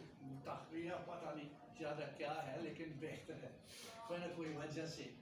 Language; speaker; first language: Hindi; non-native, fluent; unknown